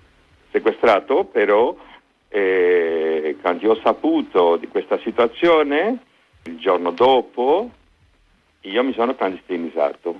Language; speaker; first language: Italian; non-native, fluent; Spanish